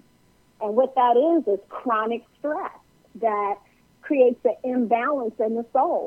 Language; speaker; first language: English; native; English